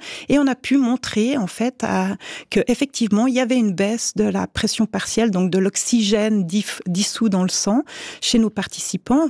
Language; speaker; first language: French; native; French